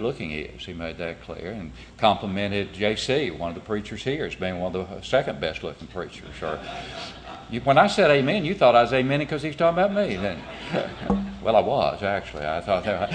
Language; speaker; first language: English; native; English